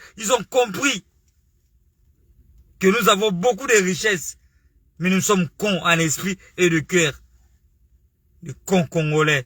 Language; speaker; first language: French; non-native, local second language; Lingala